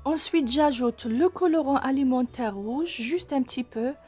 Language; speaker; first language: French; non-native, local second language; Arabic